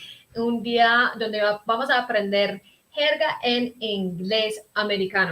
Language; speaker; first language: Spanish; early bilingual, heritage; Spanish